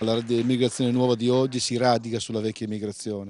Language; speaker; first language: Italian; native; Italian